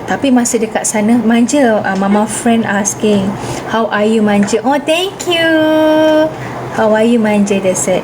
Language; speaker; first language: English; non-native, local second language; Malay